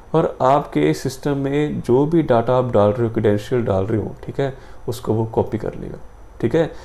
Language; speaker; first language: Hindi; non-native, local second language; Punjabi